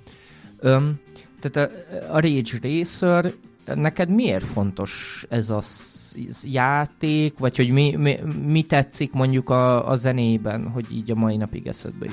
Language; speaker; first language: Hungarian; native; Hungarian